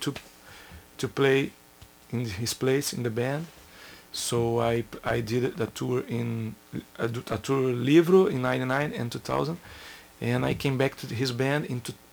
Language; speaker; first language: English; non-native, learner; Portuguese